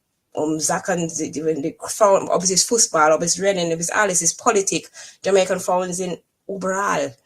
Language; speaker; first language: German; non-native, fluent; English